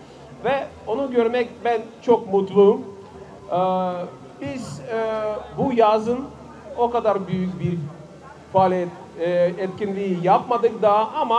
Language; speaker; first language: Turkish; non-native, fluent; Russian